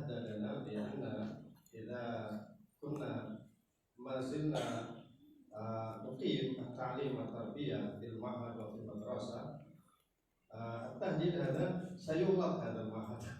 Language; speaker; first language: Arabic; non-native, fluent; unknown